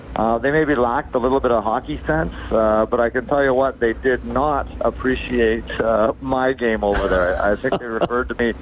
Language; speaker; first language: English; native; English